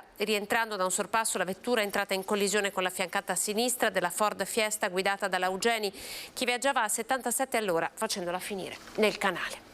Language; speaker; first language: Italian; native; Italian